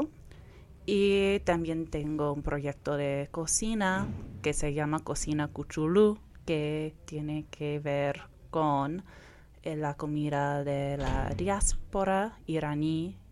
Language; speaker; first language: Spanish; non-native, fluent; English